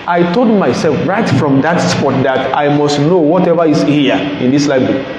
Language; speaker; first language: English; non-native, local second language; Yoruba